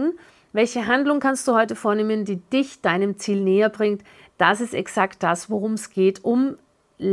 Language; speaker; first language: German; native; German